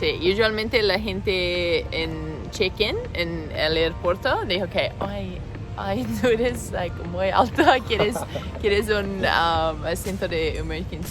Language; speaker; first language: Spanish; non-native, learner; English